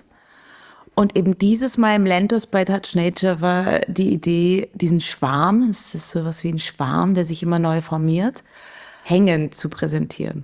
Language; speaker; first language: German; native; German